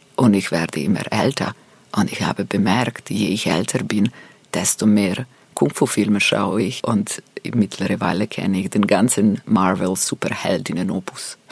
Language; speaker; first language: German; non-native, fluent; Serbian